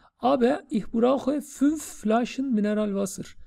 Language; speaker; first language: German; non-native, fluent; Turkish